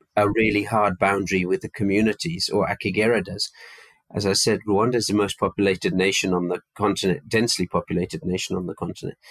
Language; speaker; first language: English; native; English